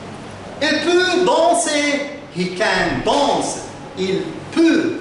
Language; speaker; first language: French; non-native, fluent; Arabic